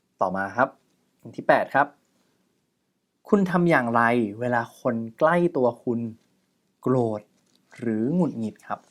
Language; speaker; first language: Thai; native; Thai